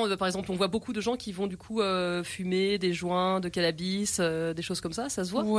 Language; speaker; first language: French; native; French